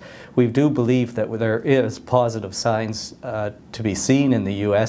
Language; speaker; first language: English; native; English